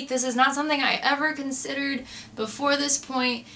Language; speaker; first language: English; native; English